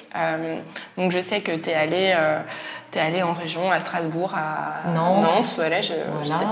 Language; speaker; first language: French; native; French